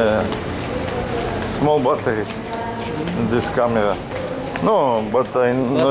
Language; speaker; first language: English; non-native, learner; Russian